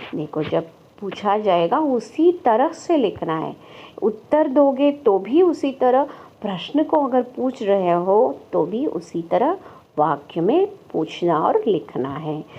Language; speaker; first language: Hindi; non-native, local second language; Kannada